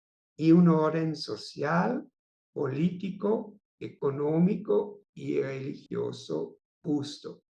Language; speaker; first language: Spanish; non-native, fluent; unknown